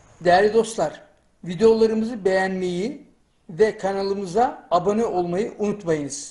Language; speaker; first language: Turkish; native; Turkish